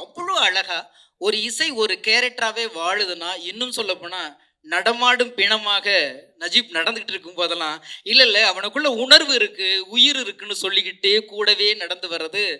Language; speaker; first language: Tamil; native; Tamil